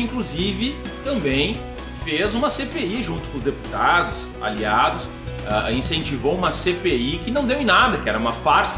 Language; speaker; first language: Portuguese; native; Portuguese